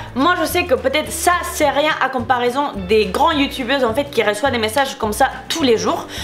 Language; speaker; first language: French; non-native, fluent; Spanish